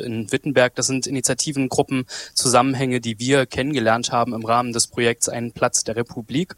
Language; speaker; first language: German; native; German